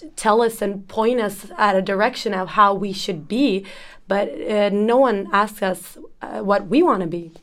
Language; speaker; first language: English; non-native, fluent; Turkish